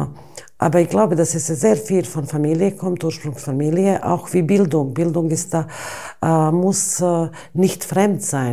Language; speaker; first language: German; non-native, fluent; Bosnian